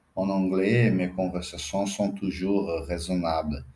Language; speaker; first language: French; non-native, fluent; Portuguese